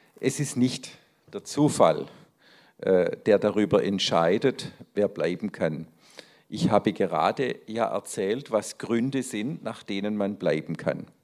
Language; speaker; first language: German; native; German